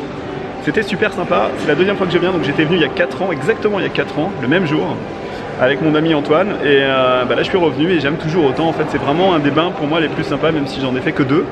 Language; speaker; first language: French; native; French